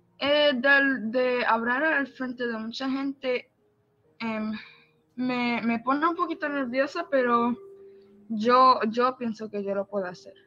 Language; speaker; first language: Spanish; early bilingual, heritage; Spanish